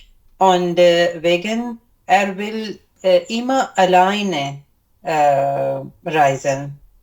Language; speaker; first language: German; non-native, learner; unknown